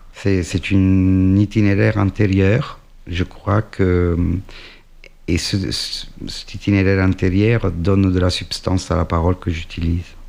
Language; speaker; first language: French; non-native, fluent; Italian